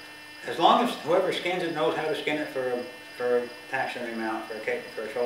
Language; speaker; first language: English; native; English